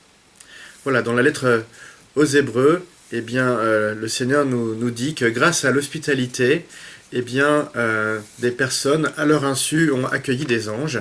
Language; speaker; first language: French; native; French